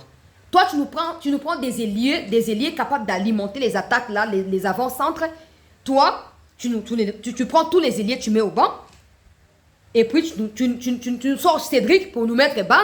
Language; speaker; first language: French; non-native, local second language; Lingala